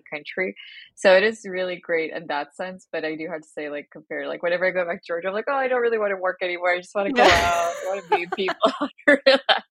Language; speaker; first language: English; non-native, fluent; Georgian